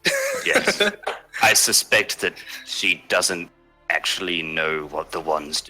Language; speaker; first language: English; native; English